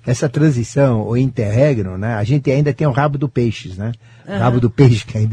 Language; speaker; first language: Portuguese; native; Portuguese